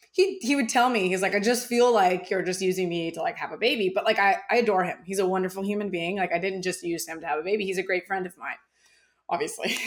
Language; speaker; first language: English; early bilingual, other home language; German